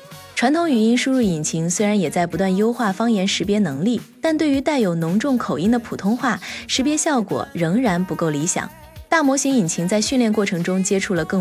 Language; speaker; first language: Chinese; native; Chinese